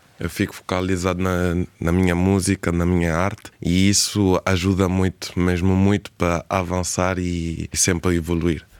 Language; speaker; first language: Portuguese; early bilingual, heritage; Portuguese